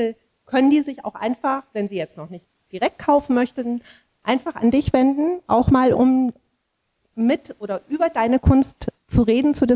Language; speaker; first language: German; native; German